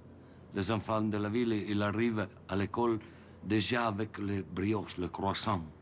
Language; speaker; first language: French; non-native, learner; Italian